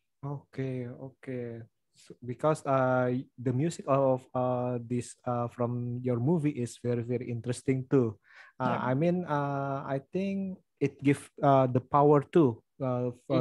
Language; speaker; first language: English; non-native, learner; Indonesian